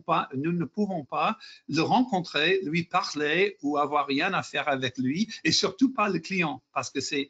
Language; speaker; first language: French; non-native, fluent; English